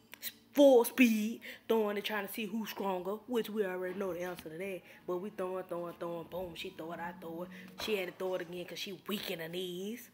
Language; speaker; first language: English; native; English